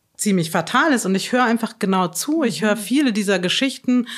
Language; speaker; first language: German; native; German